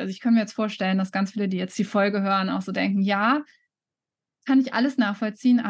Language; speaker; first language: German; native; German